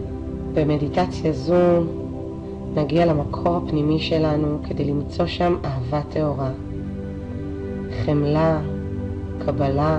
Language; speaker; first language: Hebrew; native; Hebrew